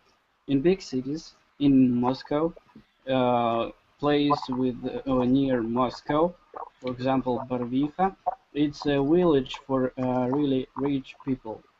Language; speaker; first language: English; non-native, learner; Russian